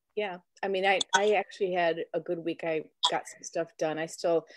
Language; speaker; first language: English; native; English